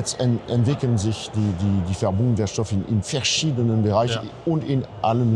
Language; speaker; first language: German; non-native, fluent; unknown